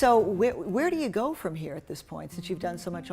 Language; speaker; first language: English; native; English